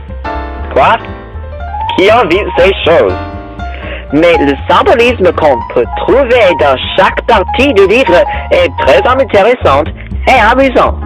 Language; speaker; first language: French; non-native, learner; English